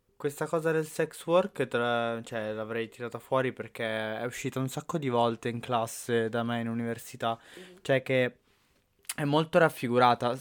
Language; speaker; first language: Italian; native; Italian